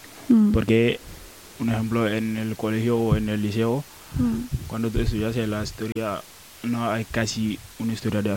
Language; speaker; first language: Spanish; non-native, learner; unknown